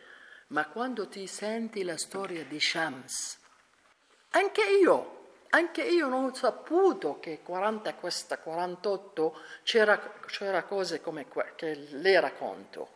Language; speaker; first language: Italian; non-native, learner; Arabic